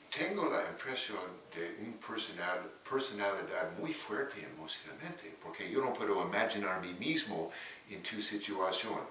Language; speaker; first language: Spanish; non-native, fluent; English